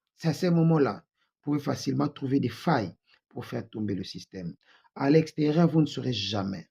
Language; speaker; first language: French; non-native, local second language; Lingala